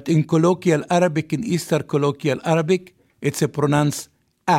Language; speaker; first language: English; non-native, fluent; Arabic